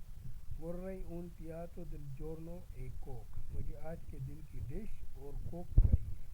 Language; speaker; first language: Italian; non-native, learner; Urdu